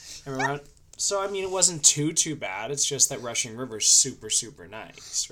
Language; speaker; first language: English; native; English